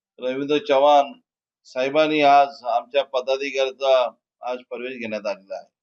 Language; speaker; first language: Marathi; native; Marathi